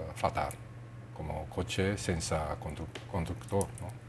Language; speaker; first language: Catalan; non-native, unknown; Japanese